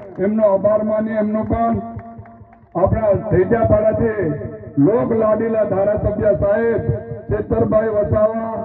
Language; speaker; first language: Gujarati; non-native, local second language; Rathawi